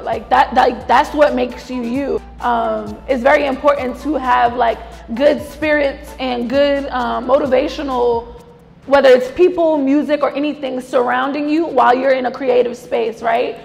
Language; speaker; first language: English; native; English